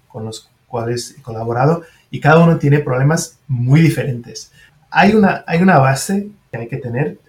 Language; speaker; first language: Spanish; non-native, fluent; French